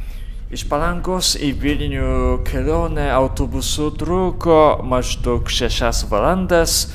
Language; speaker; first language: Lithuanian; non-native, fluent; Japanese